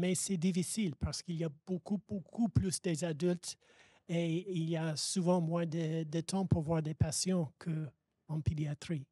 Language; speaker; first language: French; non-native, fluent; English